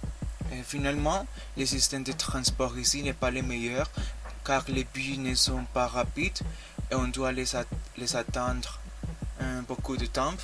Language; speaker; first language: French; non-native, learner; Spanish